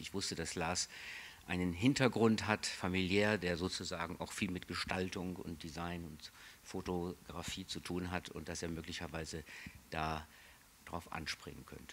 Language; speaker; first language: German; native; German